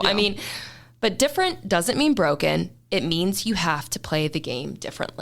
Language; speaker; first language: English; native; English